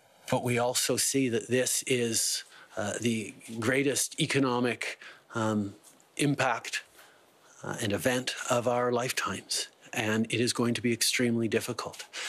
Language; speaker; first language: English; native; English